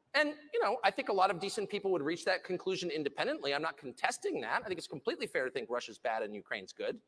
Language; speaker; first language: English; native; English